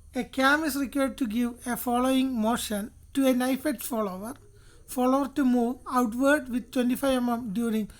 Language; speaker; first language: English; non-native, local second language; Malayalam